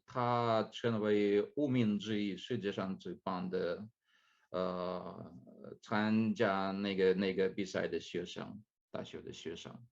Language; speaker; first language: Chinese; non-native, fluent; Russian